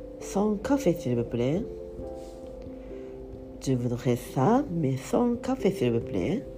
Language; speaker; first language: French; non-native, fluent; Japanese